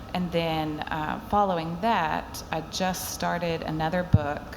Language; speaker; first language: English; native; English